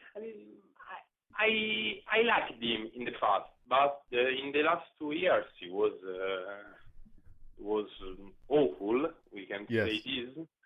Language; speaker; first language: English; non-native, learner; Italian